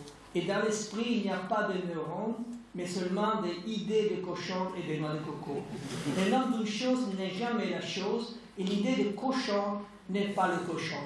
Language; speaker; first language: French; non-native, fluent; Italian